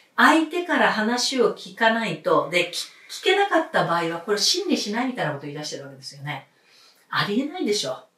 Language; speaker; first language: Japanese; native; Japanese